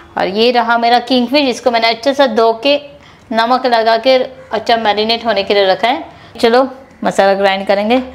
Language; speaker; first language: Hindi; non-native, local second language; Konkani